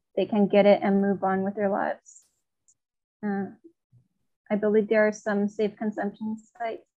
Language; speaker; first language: English; non-native, fluent; Chinese